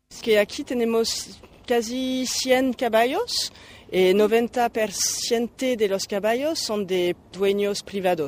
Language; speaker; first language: Spanish; non-native, fluent; French